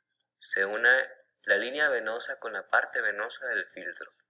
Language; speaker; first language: Spanish; native; Spanish